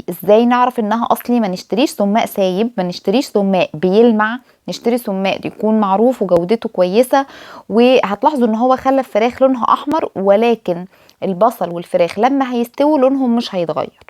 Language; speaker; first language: Arabic; native; Arabic